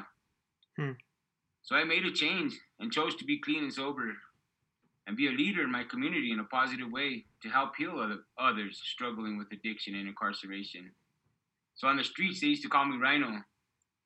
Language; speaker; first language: English; native; English